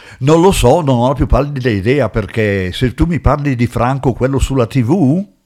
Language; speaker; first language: Italian; native; Italian